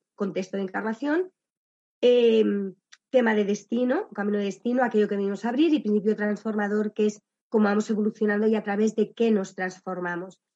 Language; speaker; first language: Spanish; native; Spanish